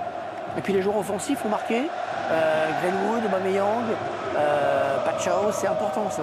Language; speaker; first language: French; native; French